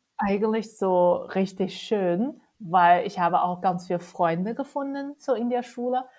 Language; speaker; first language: German; non-native, fluent; Chinese